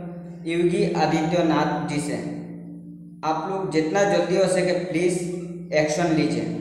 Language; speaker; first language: Hindi; non-native, local second language; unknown